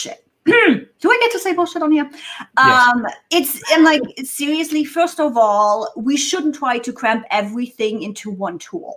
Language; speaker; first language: English; non-native, fluent; German